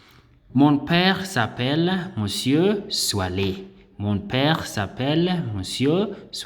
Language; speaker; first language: French; non-native, learner; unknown